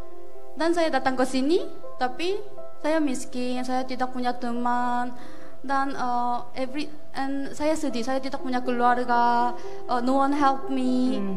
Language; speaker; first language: Indonesian; non-native, fluent; Korean